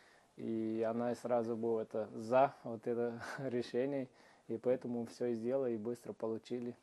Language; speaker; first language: Russian; non-native, learner; Portuguese